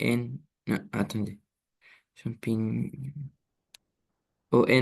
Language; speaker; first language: French; non-native, learner; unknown